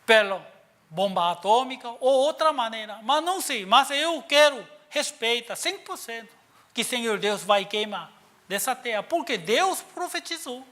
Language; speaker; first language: Portuguese; non-native, learner; Korean